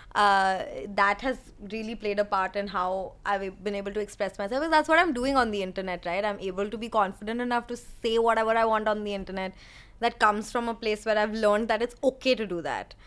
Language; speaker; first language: English; non-native, local second language; Hindi